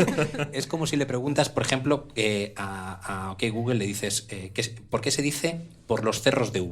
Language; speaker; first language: Spanish; native; Spanish